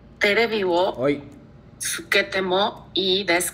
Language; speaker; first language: Japanese; non-native, learner; Spanish